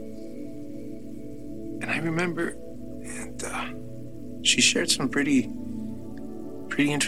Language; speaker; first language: English; native; English